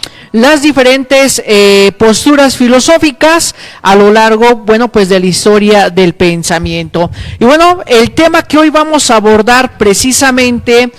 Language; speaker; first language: Spanish; native; Spanish